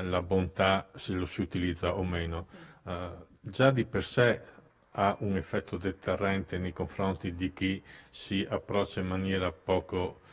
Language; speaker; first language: Italian; native; Italian